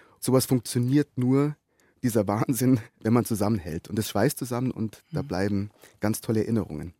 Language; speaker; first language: German; native; German